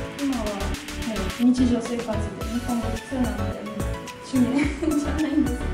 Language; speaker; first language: Japanese; non-native, fluent; Russian